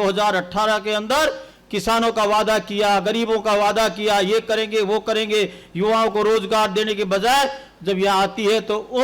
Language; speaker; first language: Hindi; native; Hindi